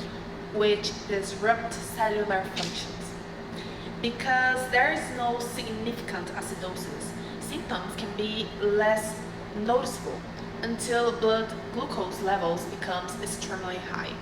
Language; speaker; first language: English; non-native, fluent; Portuguese